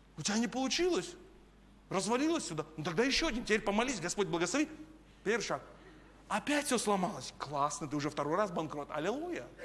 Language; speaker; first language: Russian; native; Russian